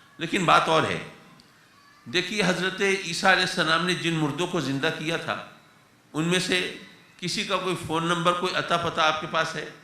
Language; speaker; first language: Urdu; native; Urdu